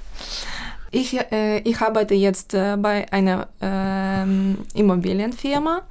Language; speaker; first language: German; non-native, fluent; Ukrainian